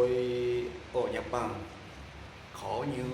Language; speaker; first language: Vietnamese; non-native, learner; Japanese